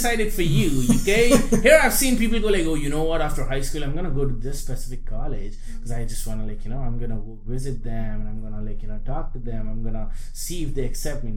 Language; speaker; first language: English; non-native, local second language; Hindi